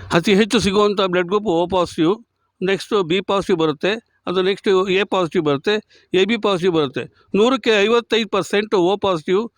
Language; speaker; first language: Kannada; native; Kannada